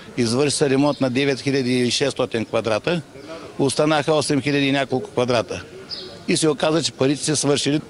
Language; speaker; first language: Bulgarian; native; Bulgarian